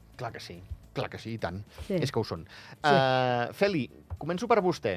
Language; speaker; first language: Catalan; native; Catalan